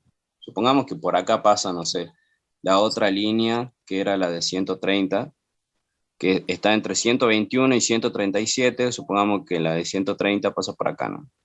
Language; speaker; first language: Spanish; native; Spanish